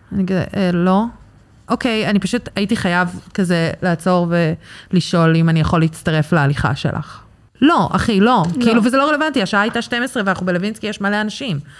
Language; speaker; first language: Hebrew; early bilingual, other home language; English